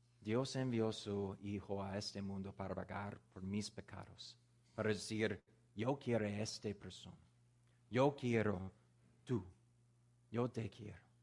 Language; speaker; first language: Spanish; non-native, learner; English